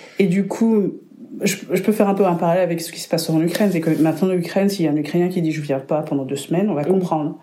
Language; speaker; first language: French; non-native, local second language; Rundi